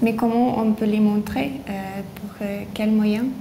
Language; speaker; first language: French; non-native, learner; Lithuanian